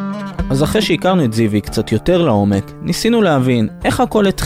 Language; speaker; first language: Hebrew; native; Hebrew